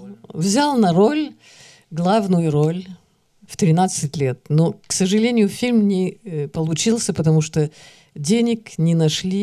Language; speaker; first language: Russian; early bilingual, heritage; Russian